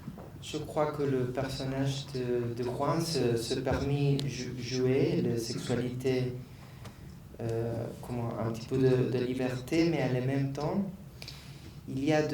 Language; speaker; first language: French; non-native, learner; Spanish